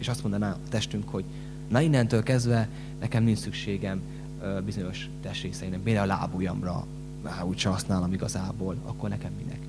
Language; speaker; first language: Hungarian; native; Hungarian